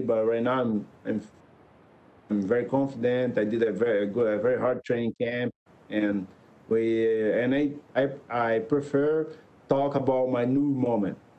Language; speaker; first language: English; non-native, learner; Portuguese